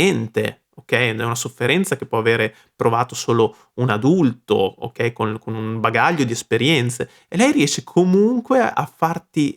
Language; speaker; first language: Italian; native; Italian